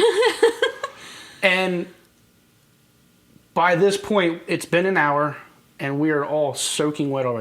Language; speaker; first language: English; native; English